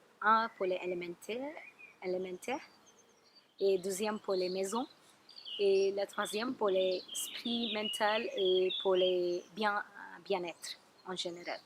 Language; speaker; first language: French; non-native, learner; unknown